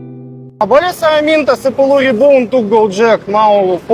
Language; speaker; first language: Indonesian; non-native, learner; English